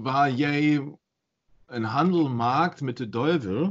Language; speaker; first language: Dutch; non-native, learner; German